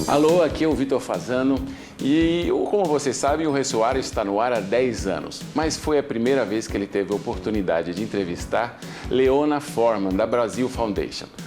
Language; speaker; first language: Portuguese; native; Portuguese